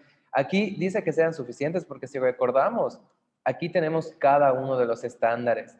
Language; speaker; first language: Spanish; native; Spanish